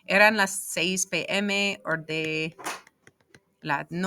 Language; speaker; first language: Spanish; non-native, fluent; English